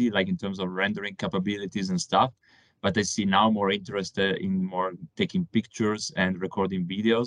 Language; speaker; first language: English; non-native, fluent; Italian